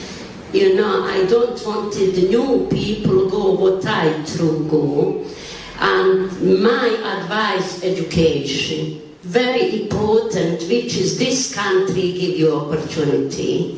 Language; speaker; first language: English; non-native, learner; Bosnian